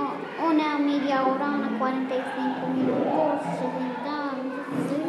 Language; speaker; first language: Spanish; non-native, learner; Arabic